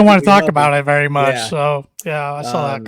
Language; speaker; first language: English; native; English